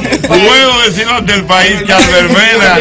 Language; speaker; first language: Spanish; native; Spanish